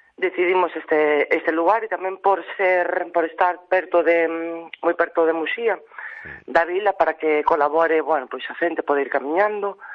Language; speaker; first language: Galician; native; Galician